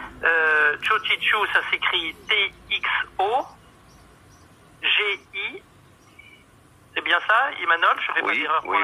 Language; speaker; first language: French; native; French